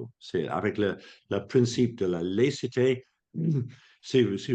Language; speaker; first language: French; non-native, fluent; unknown